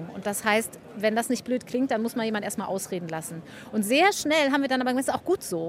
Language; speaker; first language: German; native; German